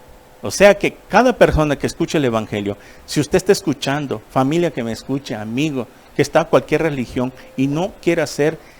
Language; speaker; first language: Spanish; native; Spanish